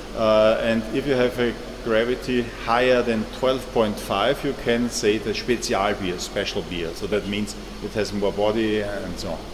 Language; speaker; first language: English; non-native, fluent; German